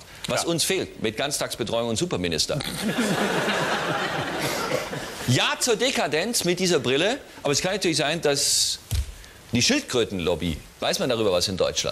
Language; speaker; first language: German; native; German